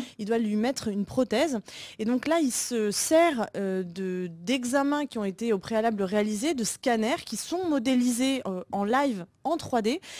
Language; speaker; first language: French; native; French